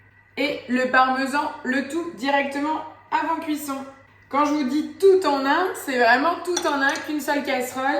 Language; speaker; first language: French; native; French